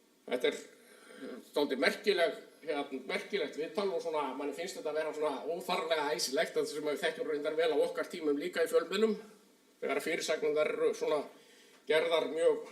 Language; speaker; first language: Icelandic; native; Icelandic